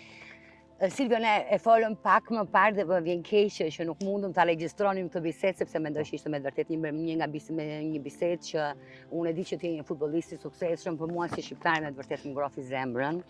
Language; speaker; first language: Albanian; native; Albanian